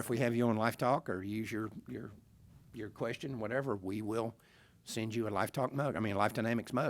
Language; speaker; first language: English; native; English